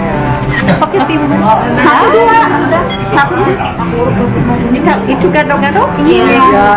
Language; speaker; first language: Indonesian; non-native, learner; English